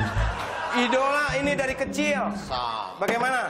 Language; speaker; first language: Indonesian; native; Indonesian